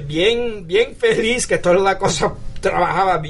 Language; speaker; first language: Spanish; early bilingual, heritage; English